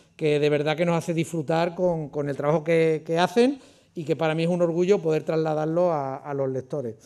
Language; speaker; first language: Spanish; native; Spanish